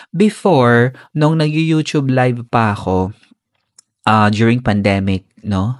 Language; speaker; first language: Filipino; non-native, local second language; Cebuano